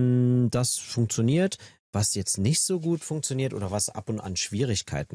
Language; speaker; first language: German; native; German